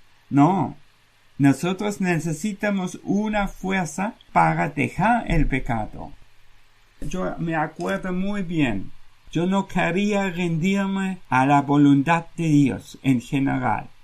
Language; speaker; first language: Spanish; non-native, fluent; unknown